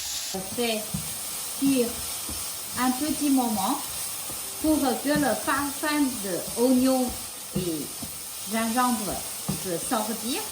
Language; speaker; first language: French; non-native, local second language; Chinese